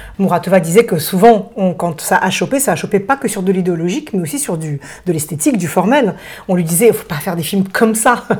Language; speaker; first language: French; early bilingual, other home language; Russian